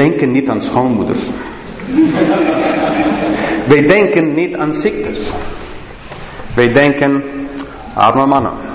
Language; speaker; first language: Dutch; non-native, fluent; English